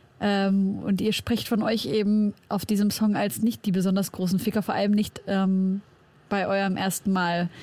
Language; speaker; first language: German; early bilingual, other home language; Arabic